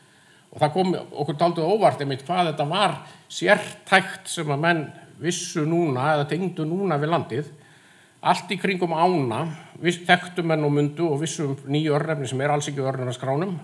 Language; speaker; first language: Icelandic; native; Icelandic